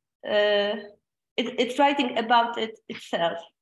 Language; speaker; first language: English; non-native, fluent; Polish